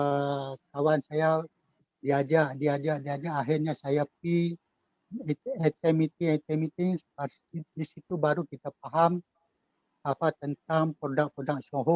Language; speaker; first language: Malay; native; Malay